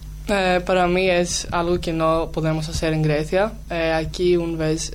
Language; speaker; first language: Spanish; non-native, learner; Greek